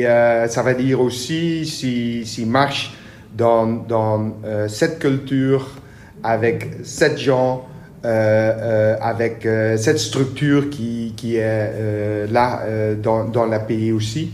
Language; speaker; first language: French; non-native, learner; Dutch